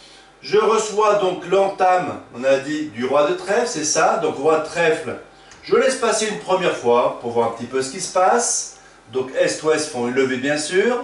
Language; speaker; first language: French; native; French